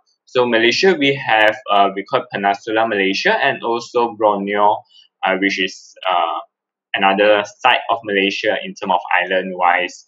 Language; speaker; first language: English; non-native, local second language; Cantonese